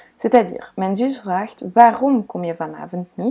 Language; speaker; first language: Dutch; non-native, local second language; French